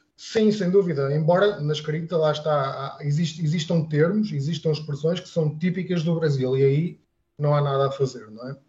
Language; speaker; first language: Portuguese; native; Portuguese